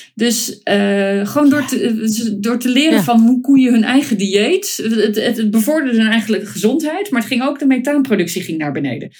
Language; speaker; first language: Dutch; native; Dutch